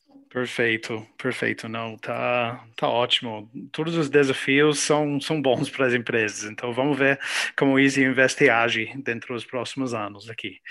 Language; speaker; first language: Portuguese; non-native, learner; English